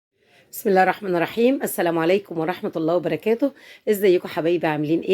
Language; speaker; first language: Arabic; native; Arabic